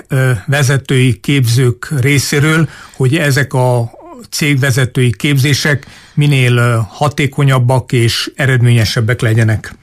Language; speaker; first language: Hungarian; native; Hungarian